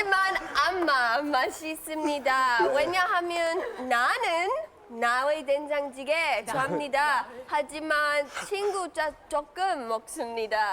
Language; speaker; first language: Korean; non-native, learner; English